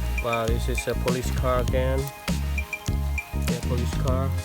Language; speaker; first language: English; non-native, learner; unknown